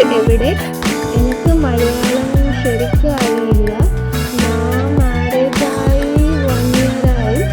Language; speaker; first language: Malayalam; non-native, learner; Kannada